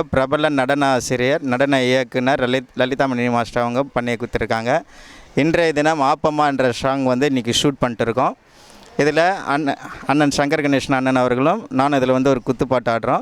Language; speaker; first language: Tamil; native; Tamil